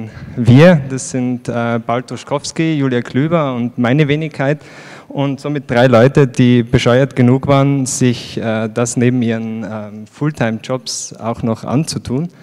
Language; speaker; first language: German; native; German